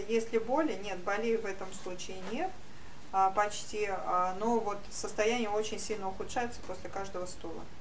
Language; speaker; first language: Russian; native; Russian